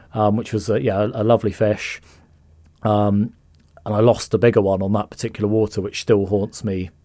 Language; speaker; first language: English; native; English